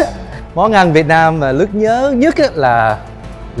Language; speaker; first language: Vietnamese; early bilingual, heritage; Vietnamese